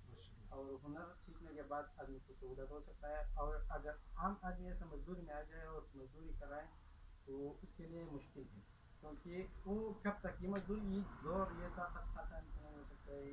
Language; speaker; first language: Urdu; non-native, local second language; Pashto